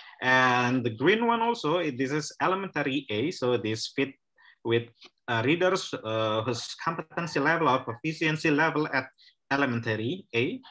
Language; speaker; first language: English; non-native, fluent; Indonesian